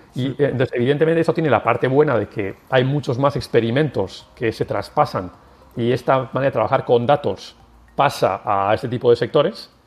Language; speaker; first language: Spanish; native; Spanish